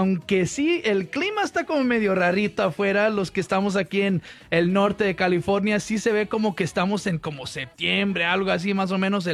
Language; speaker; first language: Spanish; early bilingual, heritage; Spanish